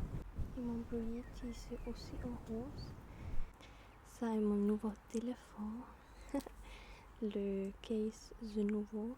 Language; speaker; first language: French; non-native, learner; German